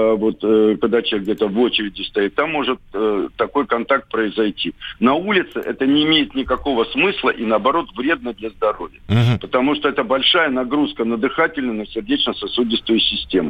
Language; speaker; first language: Russian; native; Russian